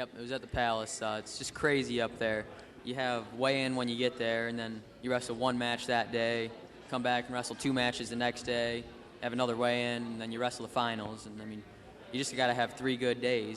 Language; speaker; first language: English; native; English